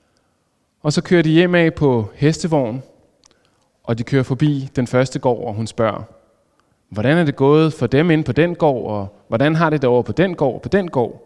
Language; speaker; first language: Danish; native; Danish